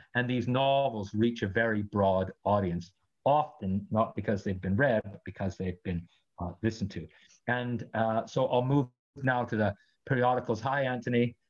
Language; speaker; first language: English; native; English